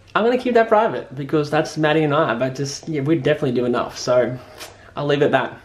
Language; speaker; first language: English; native; English